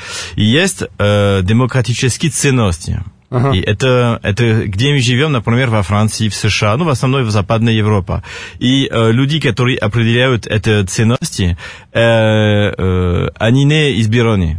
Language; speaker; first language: Russian; non-native, fluent; French